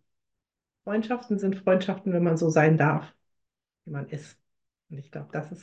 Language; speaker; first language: German; native; German